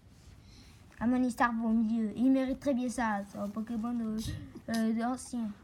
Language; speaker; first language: French; native; French